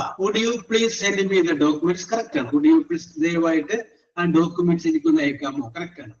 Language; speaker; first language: Malayalam; native; Malayalam